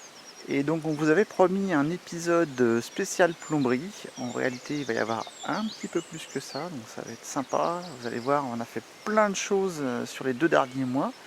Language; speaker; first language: French; native; French